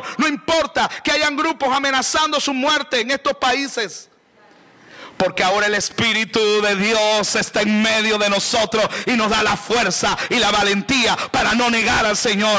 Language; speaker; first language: Spanish; native; Spanish